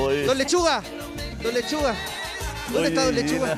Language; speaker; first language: Spanish; native; Spanish